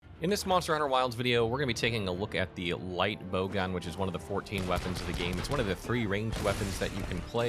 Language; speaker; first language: English; native; English